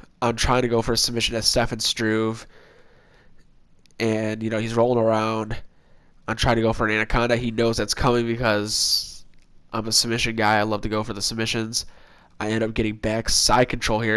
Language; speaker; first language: English; native; English